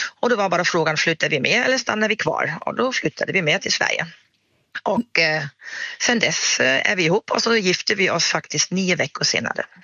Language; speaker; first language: Swedish; non-native, fluent; German